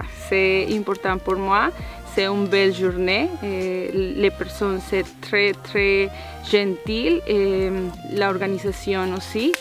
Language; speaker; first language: French; non-native, learner; Spanish